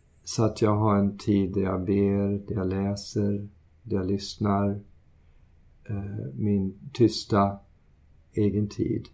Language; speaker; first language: Swedish; early bilingual, heritage; Swedish